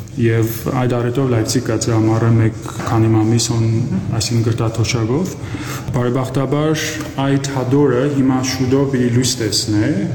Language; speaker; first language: Armenian; early bilingual, heritage; Armenian